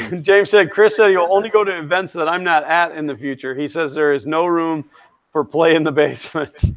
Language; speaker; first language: English; native; English